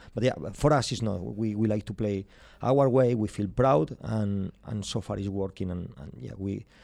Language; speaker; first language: English; non-native, fluent; Spanish